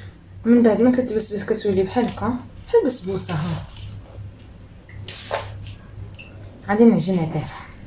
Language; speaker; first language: Arabic; native; Arabic